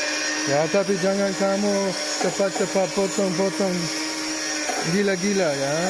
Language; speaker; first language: Indonesian; non-native, learner; English